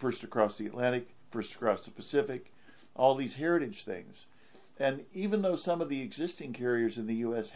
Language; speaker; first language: English; native; English